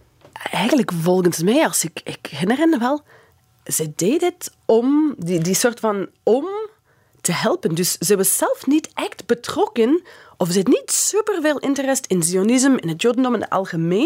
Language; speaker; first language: Dutch; non-native, fluent; English